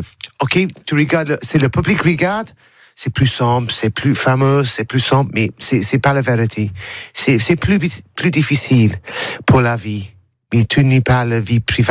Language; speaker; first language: French; non-native, learner; English